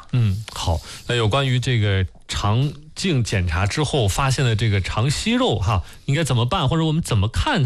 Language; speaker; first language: Chinese; native; Chinese